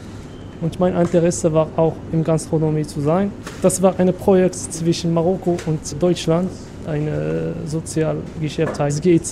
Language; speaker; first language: German; non-native, learner; Arabic